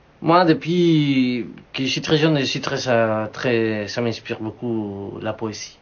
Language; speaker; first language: French; non-native, fluent; Spanish